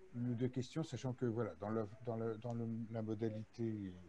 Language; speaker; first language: French; native; French